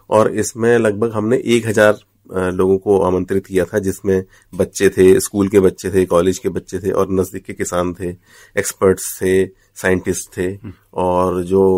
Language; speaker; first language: Hindi; native; Hindi